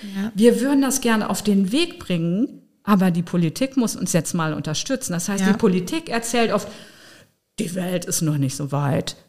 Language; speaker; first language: German; native; German